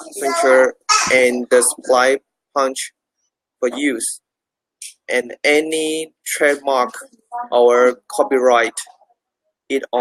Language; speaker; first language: English; non-native, learner; Chinese